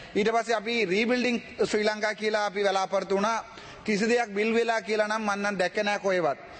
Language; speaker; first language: Sinhala; non-native, local second language; Tamil